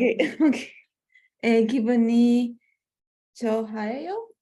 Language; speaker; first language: Korean; non-native, learner; Spanish